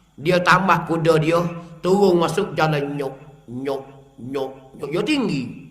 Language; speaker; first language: Malay; native; Malay